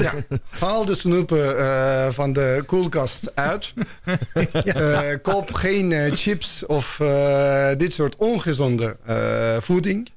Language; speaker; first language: Dutch; non-native, fluent; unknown